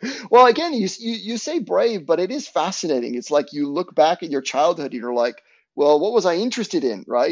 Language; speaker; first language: English; native; English